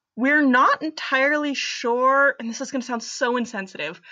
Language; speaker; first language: English; native; English